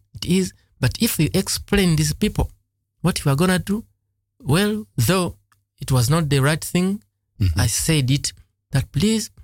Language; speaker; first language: English; non-native, local second language; Ganda